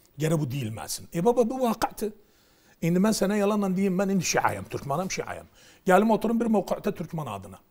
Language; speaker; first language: Turkish; native; Turkish